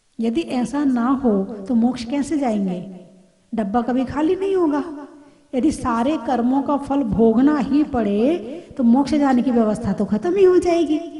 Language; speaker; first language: Hindi; native; Hindi